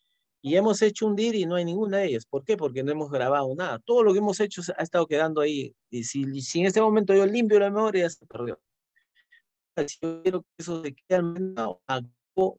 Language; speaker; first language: Spanish; native; Spanish